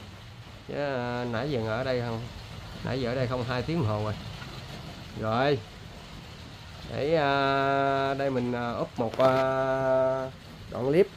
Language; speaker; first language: Vietnamese; native; Vietnamese